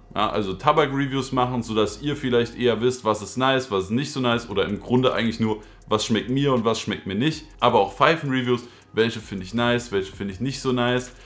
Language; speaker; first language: German; native; German